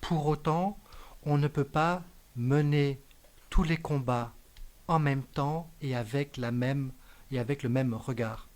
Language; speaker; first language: French; native; French